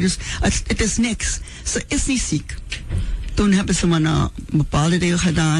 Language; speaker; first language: Dutch; non-native, local second language; Sranan Tongo